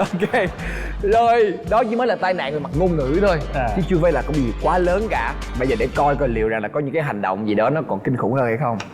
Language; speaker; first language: Vietnamese; native; Vietnamese